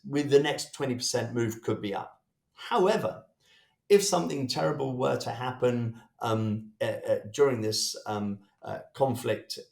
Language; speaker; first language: English; native; English